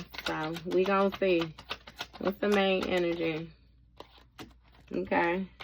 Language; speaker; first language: English; native; English